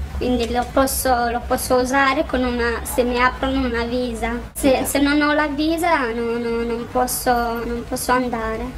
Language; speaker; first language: Italian; non-native, fluent; Romanian